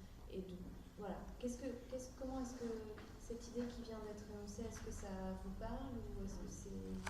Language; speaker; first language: French; native; French